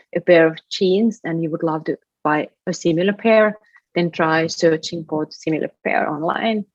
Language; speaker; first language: English; non-native, fluent; Finnish